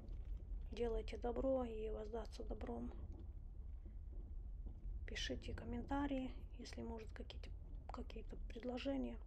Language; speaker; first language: Russian; non-native, local second language; Romanian